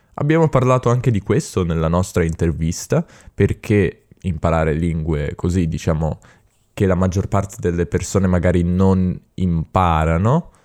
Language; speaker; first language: Italian; native; Italian